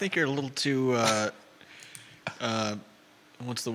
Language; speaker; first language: English; native; English